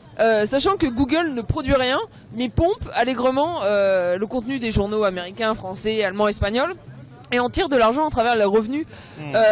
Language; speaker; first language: French; native; French